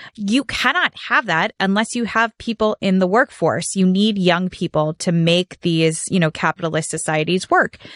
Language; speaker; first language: English; native; English